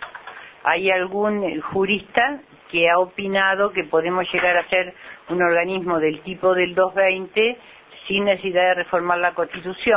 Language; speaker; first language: Spanish; native; Spanish